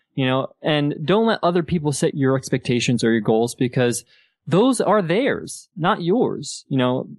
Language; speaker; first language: English; native; English